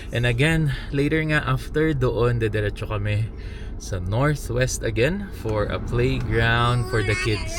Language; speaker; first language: Filipino; non-native, local second language; Hiligaynon